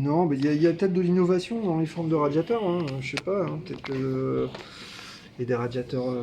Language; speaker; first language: French; native; French